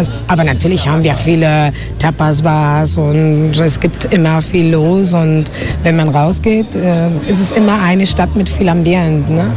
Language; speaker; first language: German; non-native, fluent; Spanish